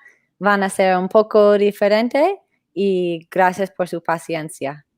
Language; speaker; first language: Spanish; non-native, fluent; English